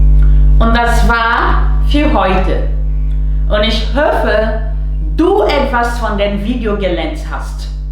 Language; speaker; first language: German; non-native, fluent; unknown